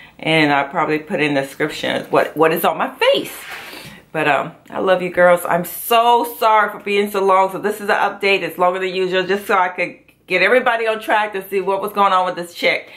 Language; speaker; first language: English; native; English